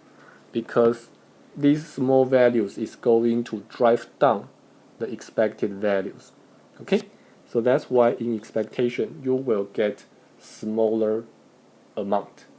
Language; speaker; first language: English; non-native, fluent; Chinese